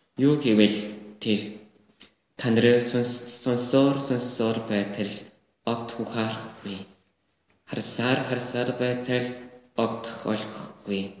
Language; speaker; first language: Mongolian; non-native, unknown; Korean